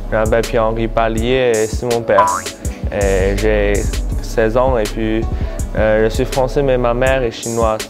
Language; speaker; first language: French; early bilingual, heritage; French